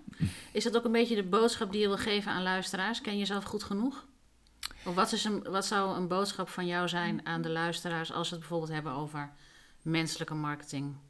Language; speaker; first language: Dutch; native; Dutch